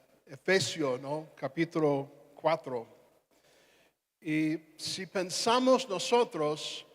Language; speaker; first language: Spanish; non-native, fluent; English